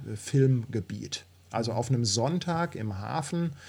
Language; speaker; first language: German; native; German